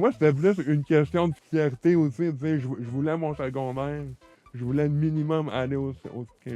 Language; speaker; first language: French; native; French